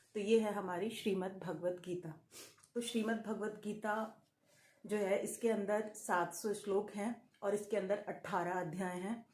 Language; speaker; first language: Hindi; native; Hindi